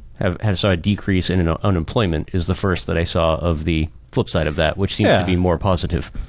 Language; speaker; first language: English; native; English